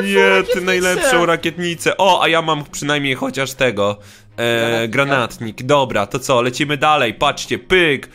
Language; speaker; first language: Polish; native; Polish